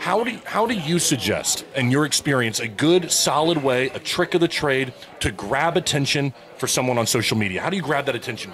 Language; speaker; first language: English; native; English